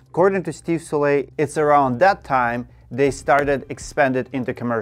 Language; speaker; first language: English; non-native, fluent; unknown